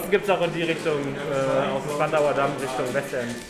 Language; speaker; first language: German; native; German